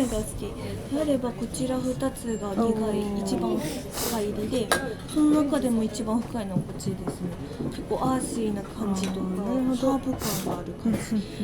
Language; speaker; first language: Japanese; native; Japanese